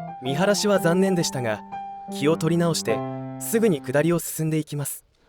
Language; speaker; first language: Japanese; native; Japanese